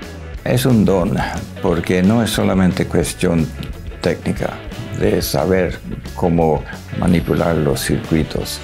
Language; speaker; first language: Spanish; non-native, local second language; English